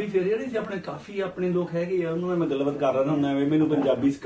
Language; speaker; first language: Punjabi; non-native, fluent; English